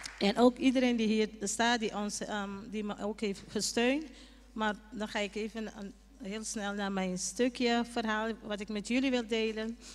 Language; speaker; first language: Dutch; non-native, local second language; Papiamento